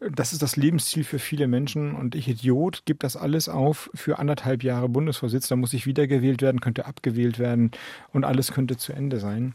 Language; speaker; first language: German; native; German